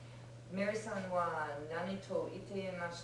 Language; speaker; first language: Japanese; non-native, learner; English